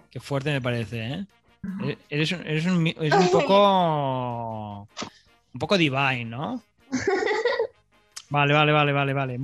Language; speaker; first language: Catalan; native; Catalan